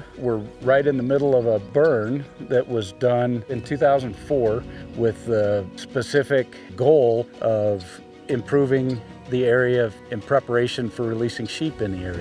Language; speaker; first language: English; native; English